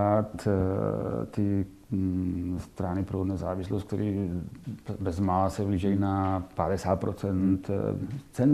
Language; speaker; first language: Czech; non-native, fluent; Catalan